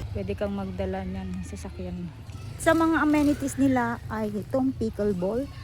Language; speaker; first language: Filipino; non-native, local second language; Iloko